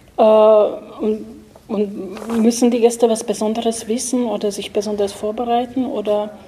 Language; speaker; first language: German; non-native, fluent; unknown